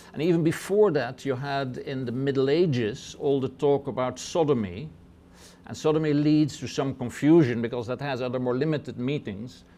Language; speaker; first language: English; non-native, fluent; Dutch